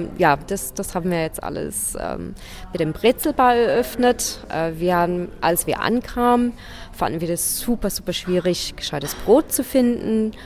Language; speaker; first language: German; non-native, fluent; English